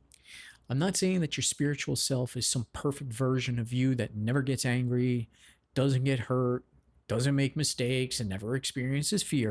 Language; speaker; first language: English; native; English